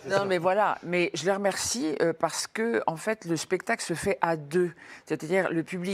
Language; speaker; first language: French; native; French